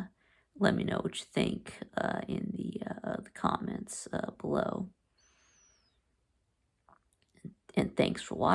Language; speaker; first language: English; native; English